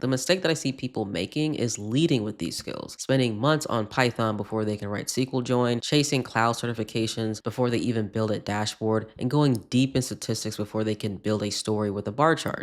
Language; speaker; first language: English; native; English